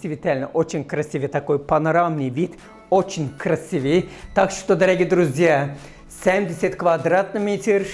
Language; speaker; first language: Russian; non-native, fluent; Turkish